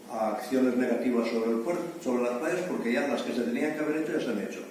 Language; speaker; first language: Spanish; non-native, local second language; Catalan